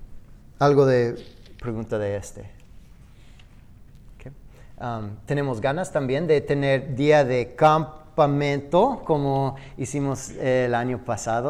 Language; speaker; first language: Spanish; non-native, fluent; English